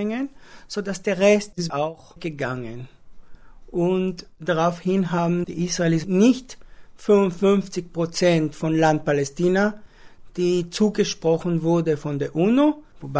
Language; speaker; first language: German; non-native, fluent; Hebrew